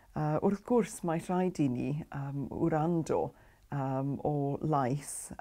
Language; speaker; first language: Welsh; non-native, learner; English